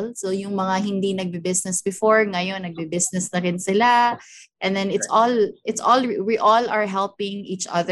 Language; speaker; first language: English; non-native, local second language; Cebuano